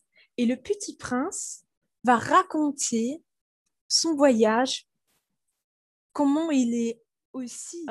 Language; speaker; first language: French; non-native, fluent; German